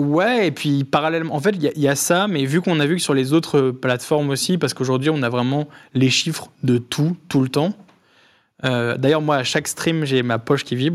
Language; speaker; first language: French; native; French